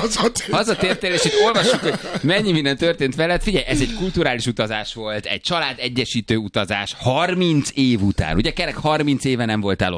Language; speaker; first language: Hungarian; native; Hungarian